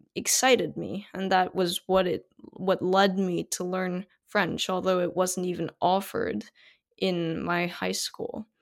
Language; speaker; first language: English; non-native, fluent; Korean